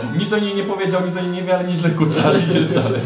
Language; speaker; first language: Polish; native; Polish